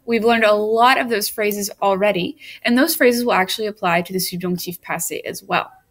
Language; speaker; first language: English; native; English